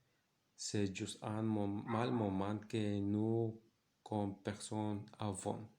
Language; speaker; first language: French; non-native, learner; Spanish